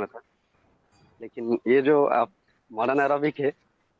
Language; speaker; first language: Hindi; non-native, local second language; Bangla